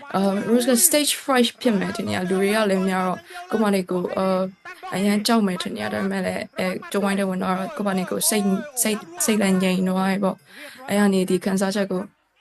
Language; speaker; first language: Burmese; non-native, local second language; Kachin